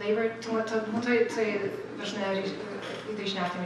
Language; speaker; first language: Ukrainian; early bilingual, heritage; Ukrainian